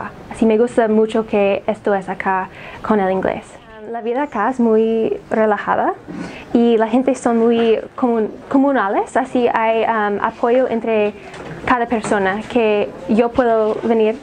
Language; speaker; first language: Spanish; non-native, fluent; English